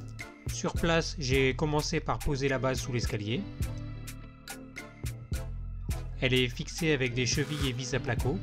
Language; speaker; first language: French; native; French